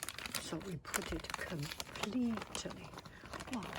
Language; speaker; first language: English; non-native, fluent; Chinese